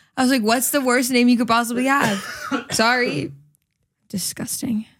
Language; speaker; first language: English; early bilingual, other home language; Polish